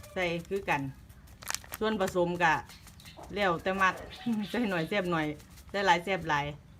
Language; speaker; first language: Thai; native; Thai